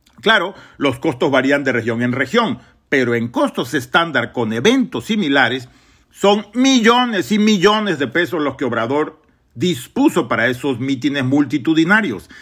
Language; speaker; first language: Spanish; native; Spanish